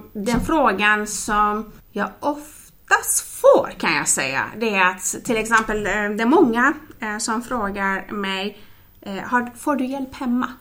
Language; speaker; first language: Swedish; non-native, fluent; Persian